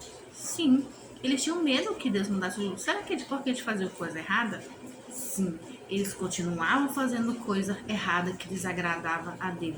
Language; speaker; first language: Portuguese; native; Portuguese